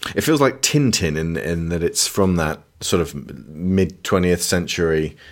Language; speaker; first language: English; native; English